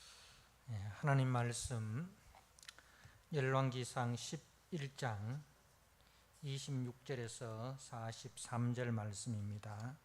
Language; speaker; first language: Korean; native; Korean